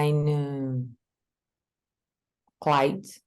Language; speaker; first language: German; non-native, learner; Portuguese